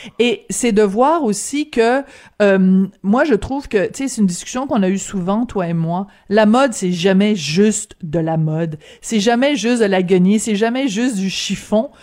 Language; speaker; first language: French; native; French